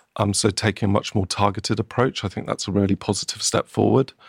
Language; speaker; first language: English; native; English